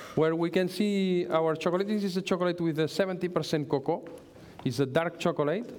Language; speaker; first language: English; non-native, learner; Spanish